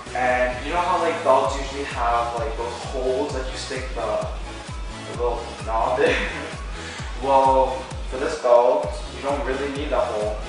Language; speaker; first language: English; native; English